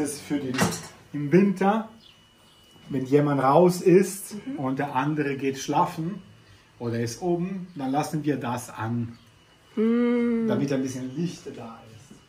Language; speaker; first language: German; non-native, fluent; Italian